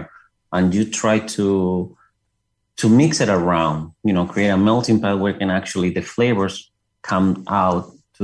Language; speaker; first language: English; non-native, fluent; Spanish